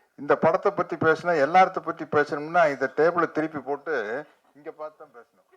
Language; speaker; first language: Tamil; native; Tamil